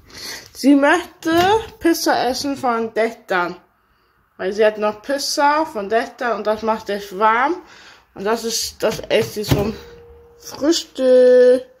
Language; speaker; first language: German; early bilingual, other home language; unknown